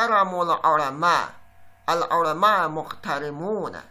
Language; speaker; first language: Arabic; non-native, fluent; Chinese